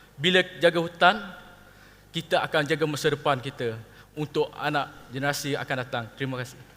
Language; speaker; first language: Malay; non-native, local second language; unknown